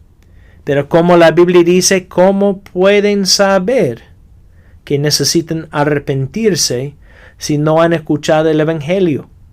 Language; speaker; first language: Spanish; non-native, fluent; English